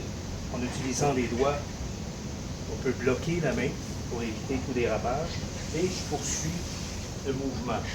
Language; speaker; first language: French; native; French